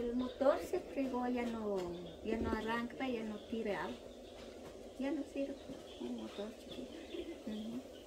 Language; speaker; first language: Spanish; non-native, local second language; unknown